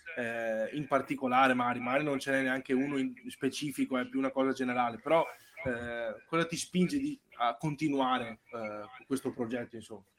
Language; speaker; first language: Italian; native; Italian